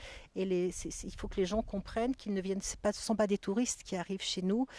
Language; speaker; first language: French; native; French